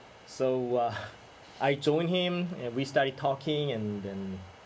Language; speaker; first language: English; non-native, fluent; Korean